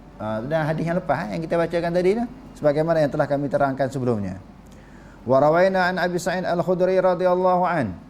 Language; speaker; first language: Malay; native; Malay